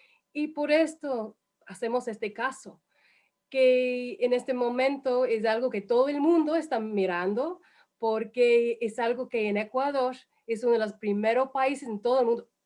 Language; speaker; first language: Spanish; non-native, fluent; English